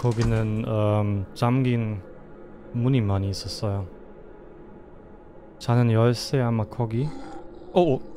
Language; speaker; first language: Korean; non-native, fluent; German